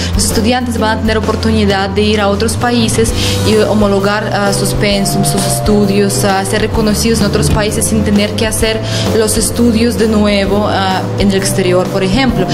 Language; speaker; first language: Spanish; non-native, fluent; Russian